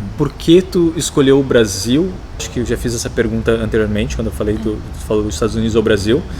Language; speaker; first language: Portuguese; native; Portuguese